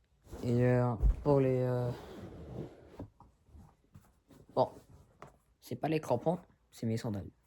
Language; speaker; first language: French; early bilingual, other home language; Spanish